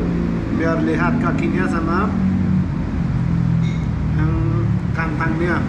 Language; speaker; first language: Indonesian; non-native, learner; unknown